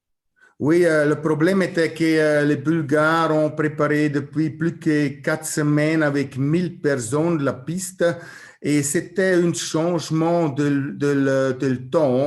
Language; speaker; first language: French; non-native, learner; German